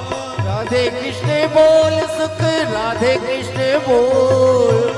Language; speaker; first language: Hindi; native; Hindi